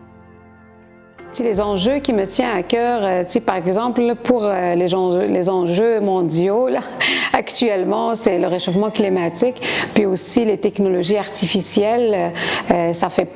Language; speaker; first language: French; non-native, local second language; Arabic